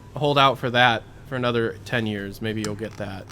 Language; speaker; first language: English; native; English